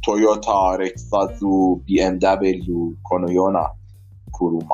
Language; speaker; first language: Japanese; non-native, learner; Persian